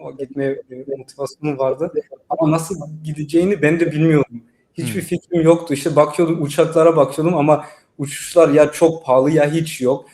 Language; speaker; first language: Turkish; early bilingual, heritage; Turkish